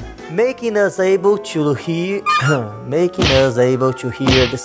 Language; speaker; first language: English; non-native, fluent; Portuguese